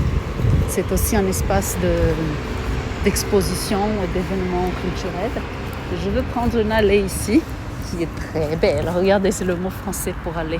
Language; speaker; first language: French; non-native, fluent; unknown